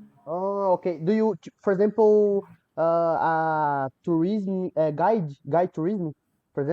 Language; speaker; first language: English; non-native, learner; Portuguese